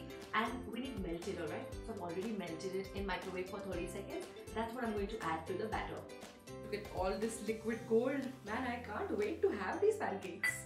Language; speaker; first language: English; non-native, local second language; Hindi